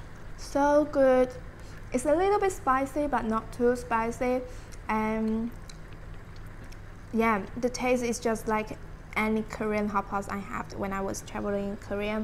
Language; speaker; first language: English; non-native, fluent; Chinese